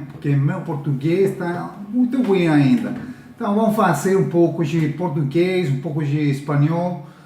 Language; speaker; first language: Portuguese; non-native, learner; Spanish